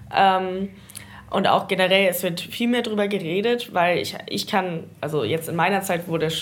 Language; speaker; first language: German; early bilingual, heritage; Danish